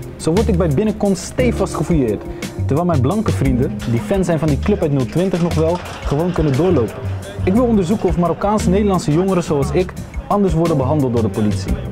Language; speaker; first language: Dutch; early bilingual, other home language; Arabic